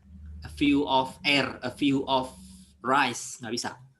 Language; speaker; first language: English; non-native, fluent; Indonesian